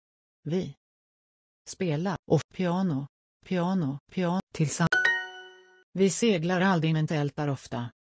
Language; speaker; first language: Swedish; non-native, learner; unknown